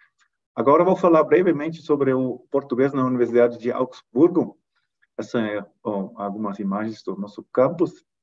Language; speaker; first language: Portuguese; non-native, fluent; German